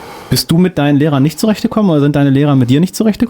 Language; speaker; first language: German; native; German